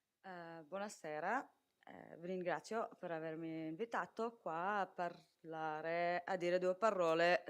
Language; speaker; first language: Italian; non-native, fluent; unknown